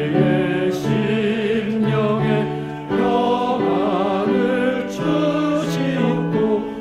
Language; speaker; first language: Korean; native; Korean